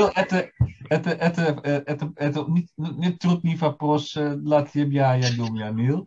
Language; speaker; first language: Russian; non-native, fluent; Dutch